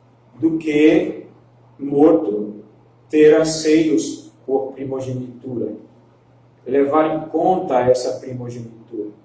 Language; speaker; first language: Portuguese; native; Portuguese